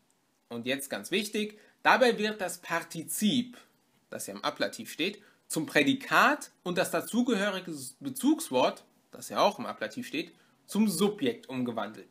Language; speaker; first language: German; native; German